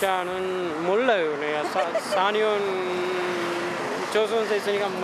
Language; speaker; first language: Korean; non-native, learner; Sinhala